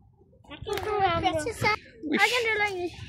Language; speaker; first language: English; early bilingual, other home language; Nepali